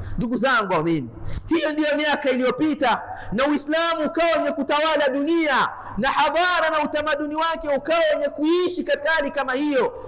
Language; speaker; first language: Swahili; native; Swahili